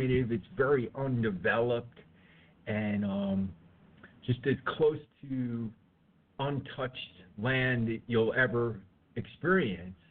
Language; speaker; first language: English; native; English